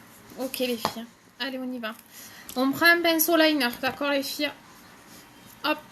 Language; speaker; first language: French; native; French